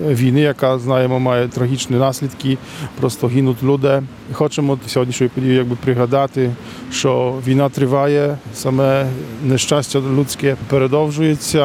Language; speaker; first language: Polish; non-native, local second language; Ukrainian